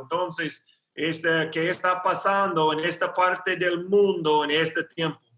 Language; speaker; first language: Spanish; non-native, learner; English